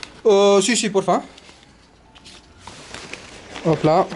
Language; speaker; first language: Spanish; non-native, learner; French